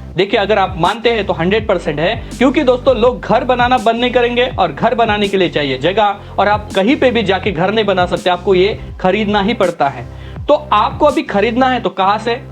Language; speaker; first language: Hindi; non-native, local second language; Marathi